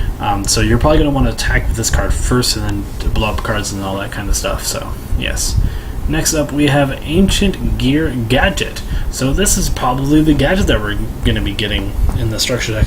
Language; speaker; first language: English; native; English